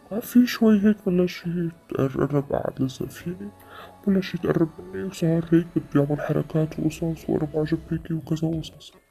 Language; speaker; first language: Arabic; native; Arabic